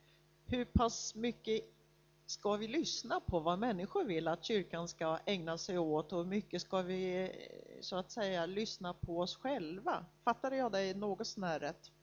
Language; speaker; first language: Swedish; native; Swedish